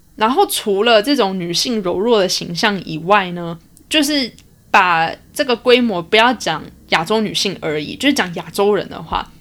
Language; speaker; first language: Chinese; early bilingual, heritage; Chinese